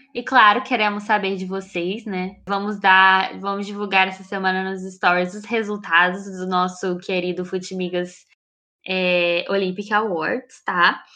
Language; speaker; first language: Portuguese; native; Portuguese